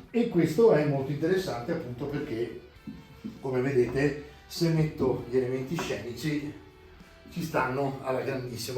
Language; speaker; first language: Italian; native; Italian